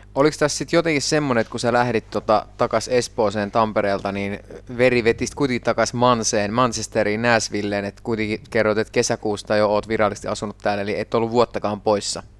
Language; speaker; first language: Finnish; native; Finnish